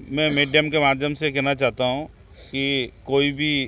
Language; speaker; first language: Hindi; native; Hindi